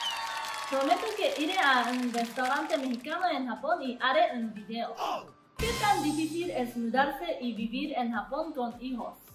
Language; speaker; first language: Spanish; non-native, learner; Japanese